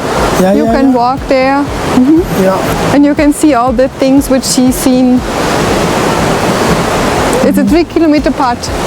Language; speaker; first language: English; non-native, learner; German